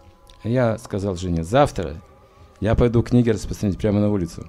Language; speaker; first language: Russian; native; Russian